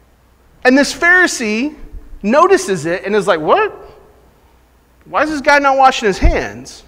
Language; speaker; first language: English; native; English